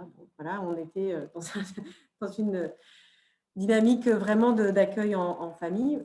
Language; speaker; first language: French; native; French